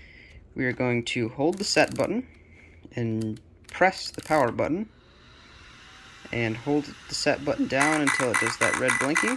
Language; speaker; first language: English; native; English